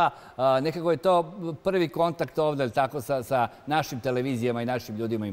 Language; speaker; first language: Serbian; native; Serbian